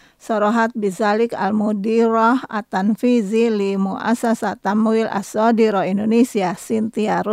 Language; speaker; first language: Arabic; non-native, fluent; Indonesian